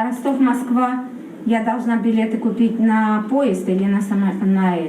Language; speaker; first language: Russian; native; Russian